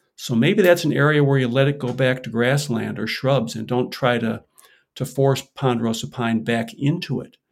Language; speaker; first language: English; native; English